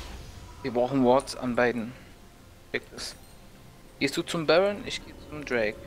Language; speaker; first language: German; native; German